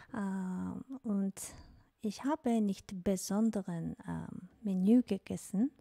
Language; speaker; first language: German; non-native, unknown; Korean